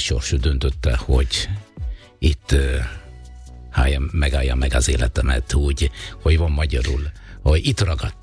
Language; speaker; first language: Hungarian; non-native, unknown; Italian